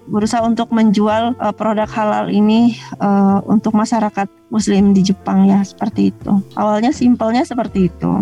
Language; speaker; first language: Indonesian; native; Indonesian